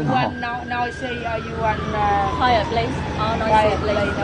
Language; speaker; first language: English; non-native, learner; Vietnamese